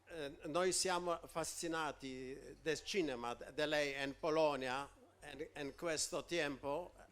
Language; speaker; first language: Italian; non-native, learner; Polish